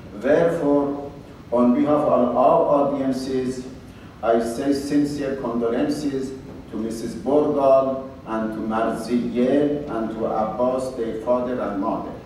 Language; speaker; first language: English; non-native, fluent; Persian